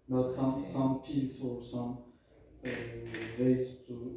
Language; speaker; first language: English; non-native, learner; Turkish